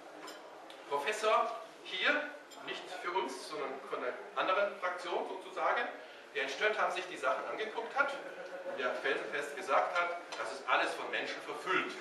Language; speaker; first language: German; native; German